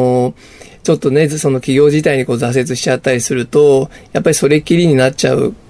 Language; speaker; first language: Japanese; native; Japanese